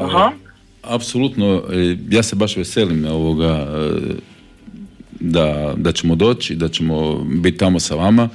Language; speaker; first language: Serbian; native; Serbian